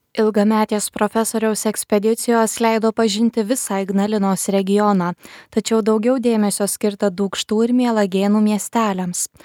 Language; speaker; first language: Lithuanian; native; Lithuanian